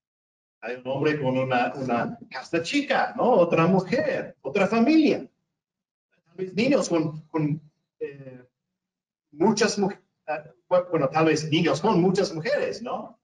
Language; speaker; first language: Spanish; non-native, fluent; English